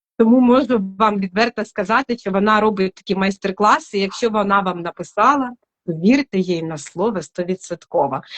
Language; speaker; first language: Ukrainian; non-native, local second language; Russian